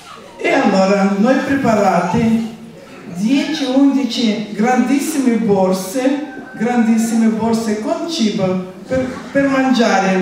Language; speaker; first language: Italian; non-native, learner; Russian